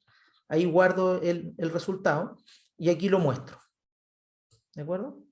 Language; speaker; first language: Spanish; native; Spanish